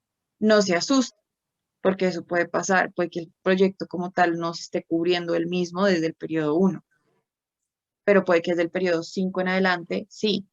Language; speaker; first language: Spanish; native; Spanish